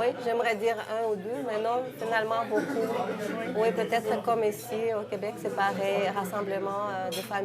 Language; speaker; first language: French; non-native, fluent; Russian